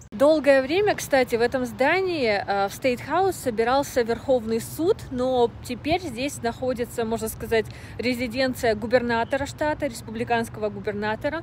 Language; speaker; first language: Russian; native; Russian